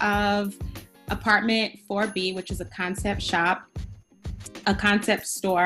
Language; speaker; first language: English; early bilingual, other home language; Spanish